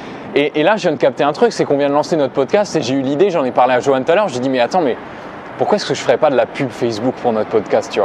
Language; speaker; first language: French; native; French